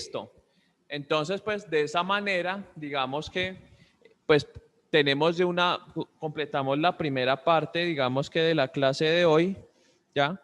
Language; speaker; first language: Spanish; native; Spanish